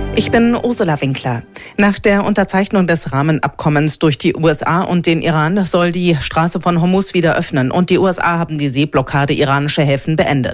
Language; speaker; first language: German; native; German